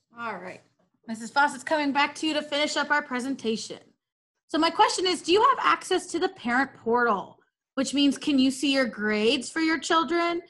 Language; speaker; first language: English; native; English